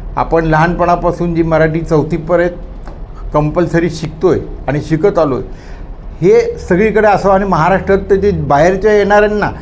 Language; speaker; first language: Marathi; native; Marathi